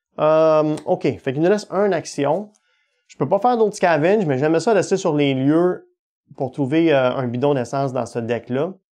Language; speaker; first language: French; native; French